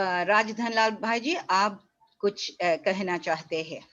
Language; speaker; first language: Hindi; non-native, fluent; English